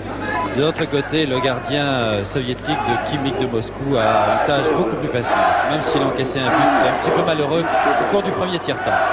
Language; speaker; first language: French; native; French